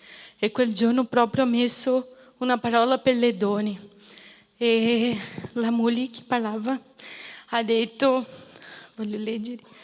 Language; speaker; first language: Italian; non-native, fluent; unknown